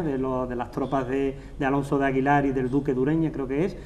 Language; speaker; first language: Spanish; native; Spanish